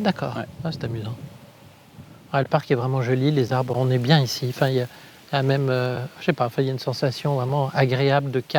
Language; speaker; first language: French; native; French